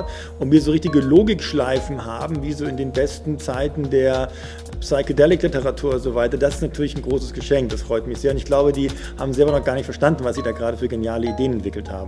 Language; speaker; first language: German; native; German